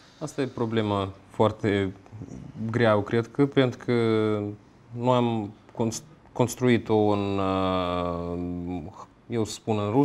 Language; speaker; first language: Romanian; non-native, local second language; Russian